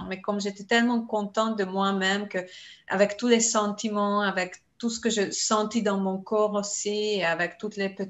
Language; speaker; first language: French; non-native, fluent; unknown